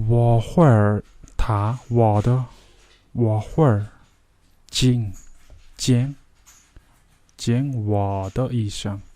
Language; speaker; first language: Chinese; non-native, learner; Mongolian